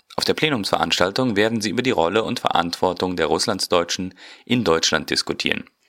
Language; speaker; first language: German; early bilingual, heritage; German